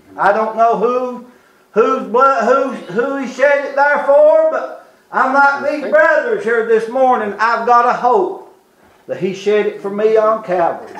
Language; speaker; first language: English; native; English